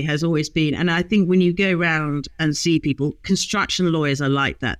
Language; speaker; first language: English; native; English